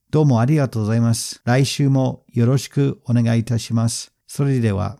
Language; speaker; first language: Japanese; non-native, fluent; English